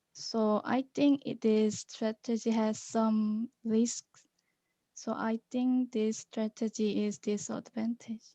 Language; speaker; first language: English; non-native, learner; Korean